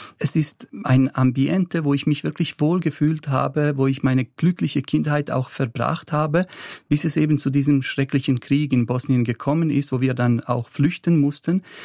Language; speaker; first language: German; early bilingual, other home language; Bosnian